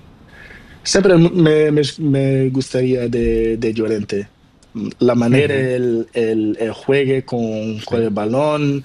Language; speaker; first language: Spanish; non-native, learner; Portuguese